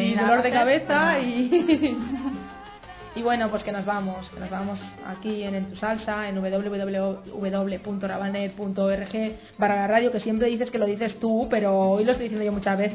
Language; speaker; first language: Spanish; native; Spanish